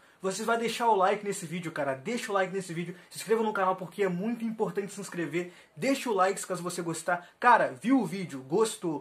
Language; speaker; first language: Portuguese; native; Portuguese